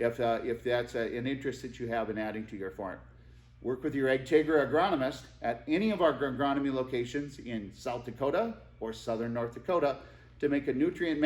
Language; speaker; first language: English; native; English